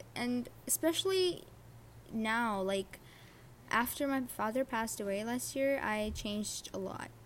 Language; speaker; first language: English; non-native, fluent; Arabic